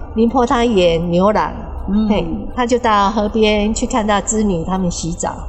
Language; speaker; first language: Chinese; native; Chinese